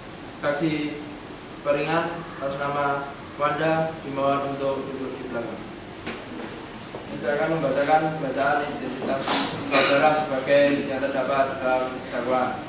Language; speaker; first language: Indonesian; native; Indonesian